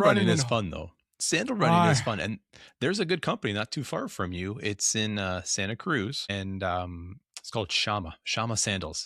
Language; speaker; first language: English; native; English